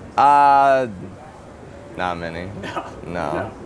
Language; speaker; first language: English; native; English